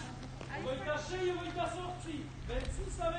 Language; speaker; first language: French; native; French